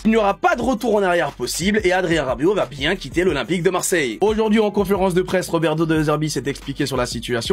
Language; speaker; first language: French; native; French